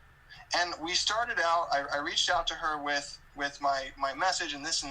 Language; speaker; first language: English; native; English